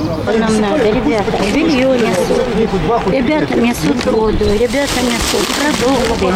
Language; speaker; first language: Russian; native; Russian